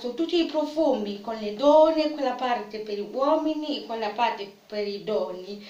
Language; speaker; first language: Italian; non-native, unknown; French